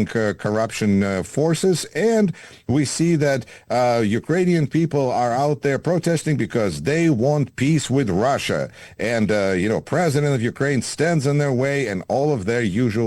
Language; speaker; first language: English; non-native, fluent; Russian